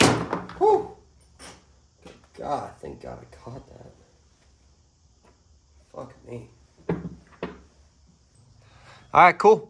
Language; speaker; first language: English; native; English